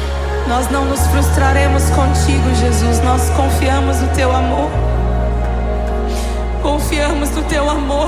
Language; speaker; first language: Portuguese; native; Portuguese